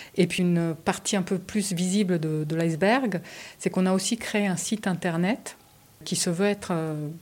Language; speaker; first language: French; early bilingual, other home language; Romanian